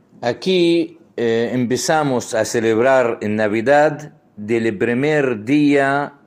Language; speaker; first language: Spanish; non-native, fluent; Arabic